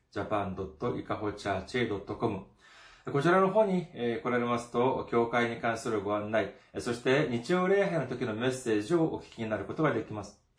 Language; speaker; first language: Japanese; non-native, fluent; Korean